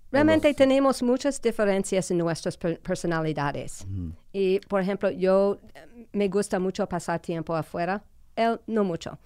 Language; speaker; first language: Spanish; non-native, fluent; English